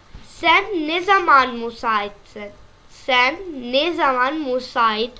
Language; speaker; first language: Turkish; non-native, learner; Urdu